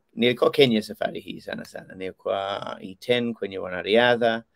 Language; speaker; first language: Swahili; non-native, learner; English